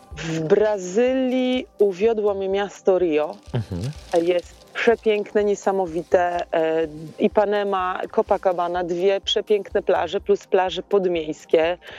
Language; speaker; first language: Polish; native; Polish